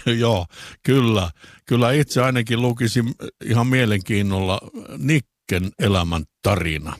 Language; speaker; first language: Finnish; native; Finnish